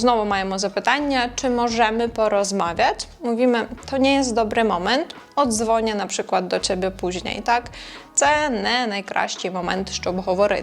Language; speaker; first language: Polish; non-native, fluent; Ukrainian